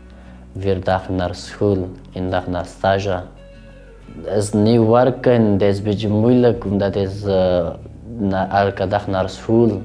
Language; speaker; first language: Dutch; non-native, learner; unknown